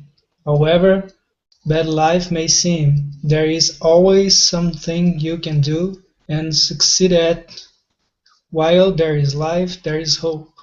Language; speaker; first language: English; non-native, learner; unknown